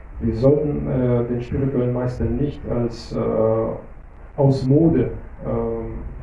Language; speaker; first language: German; non-native, fluent; Russian